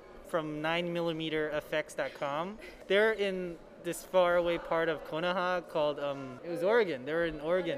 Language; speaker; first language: English; native; English